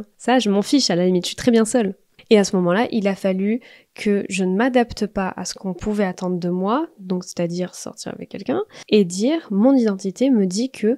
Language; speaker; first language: French; native; French